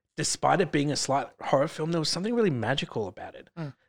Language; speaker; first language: English; native; English